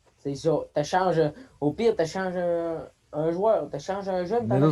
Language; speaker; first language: French; native; French